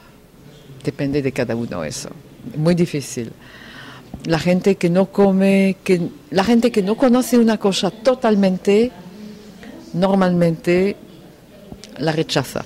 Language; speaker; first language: Spanish; non-native, fluent; French